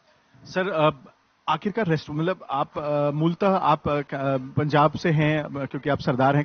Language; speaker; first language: Hindi; native; Hindi